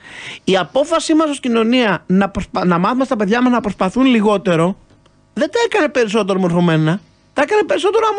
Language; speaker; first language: Greek; native; Greek